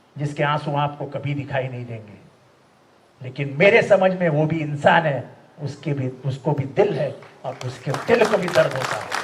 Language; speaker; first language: Hindi; non-native, local second language; Marathi